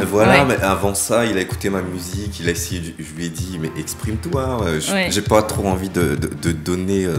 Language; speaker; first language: French; native; French